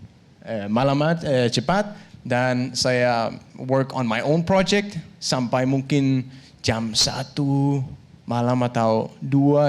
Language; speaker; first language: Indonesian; non-native, fluent; Danish